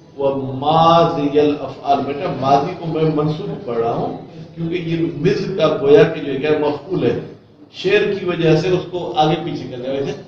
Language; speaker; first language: Urdu; non-native, local second language; Sindhi